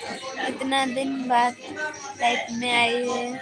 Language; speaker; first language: Hindi; non-native, local second language; Santali